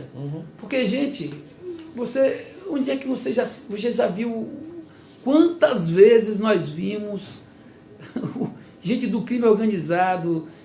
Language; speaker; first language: Portuguese; native; Portuguese